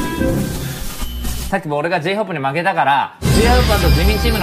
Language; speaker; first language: Japanese; native; Japanese